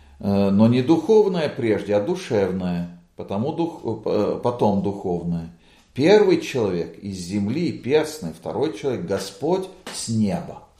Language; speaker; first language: Russian; non-native, local second language; Latvian